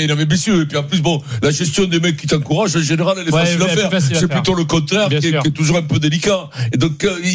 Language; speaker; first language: French; native; French